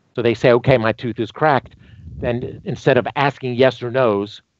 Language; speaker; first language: English; native; English